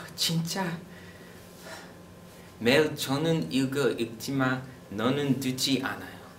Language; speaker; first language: Korean; non-native, learner; English